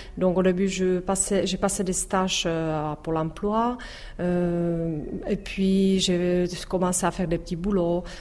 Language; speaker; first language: French; non-native, fluent; Czech